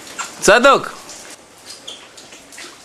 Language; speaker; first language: Hebrew; native; Hebrew